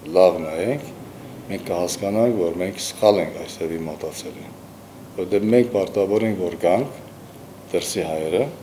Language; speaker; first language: Armenian; early bilingual, heritage; Armenian